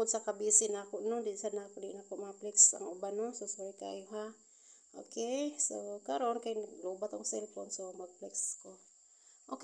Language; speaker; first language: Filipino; non-native, local second language; Cebuano